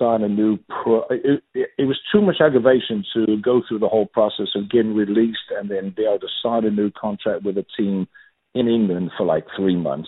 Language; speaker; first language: English; native; English